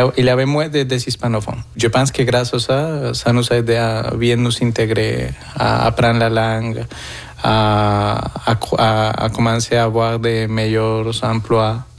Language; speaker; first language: French; non-native, fluent; Spanish